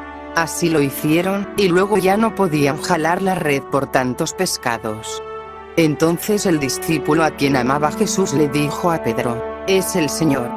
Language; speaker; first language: Spanish; native; Spanish